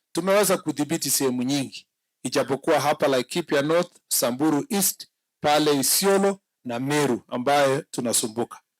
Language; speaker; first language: Swahili; non-native, local second language; Kalenjin